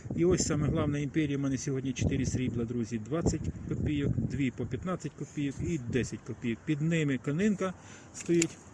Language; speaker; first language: Ukrainian; native; Ukrainian